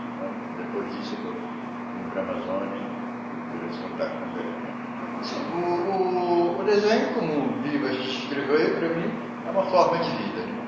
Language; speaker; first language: Portuguese; non-native, local second language; Kabuverdianu